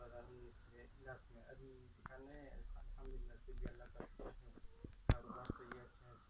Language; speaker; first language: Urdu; non-native, local second language; Pashto